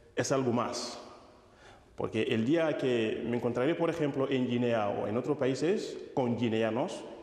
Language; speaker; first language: Spanish; non-native, fluent; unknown